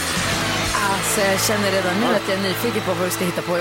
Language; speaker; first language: Swedish; native; Swedish